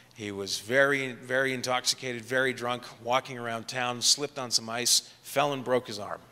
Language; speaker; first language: English; native; English